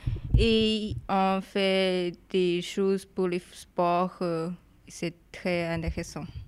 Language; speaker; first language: French; non-native, fluent; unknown